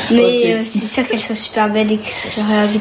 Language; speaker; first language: French; early bilingual, heritage; French